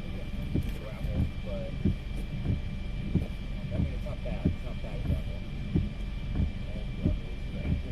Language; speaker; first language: English; native; English